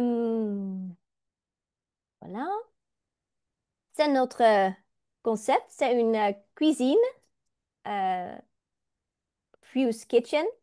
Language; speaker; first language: French; non-native, learner; Dutch